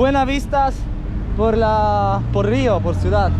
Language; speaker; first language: Spanish; non-native, learner; Polish